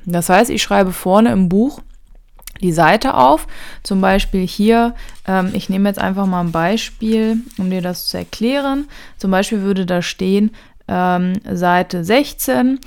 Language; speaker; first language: German; native; German